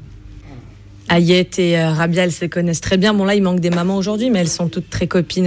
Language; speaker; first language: French; native; French